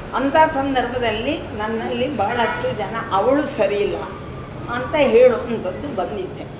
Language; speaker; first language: Kannada; non-native, local second language; Tulu